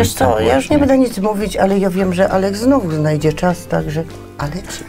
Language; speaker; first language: Polish; native; Polish